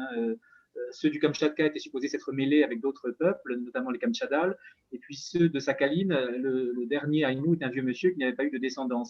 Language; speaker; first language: French; native; French